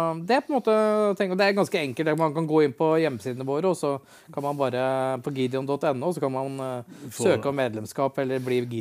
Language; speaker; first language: Norwegian; native; Norwegian